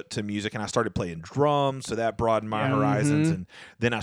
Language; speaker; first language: English; native; English